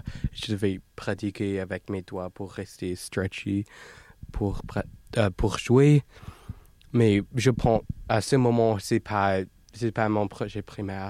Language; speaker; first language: French; non-native, local second language; English